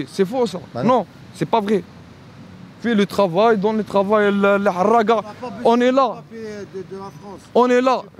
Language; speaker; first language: French; non-native, learner; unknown